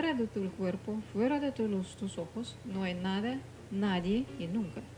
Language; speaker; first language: Spanish; non-native, fluent; Russian